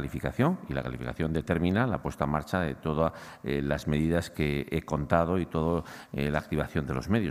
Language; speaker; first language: Spanish; native; Spanish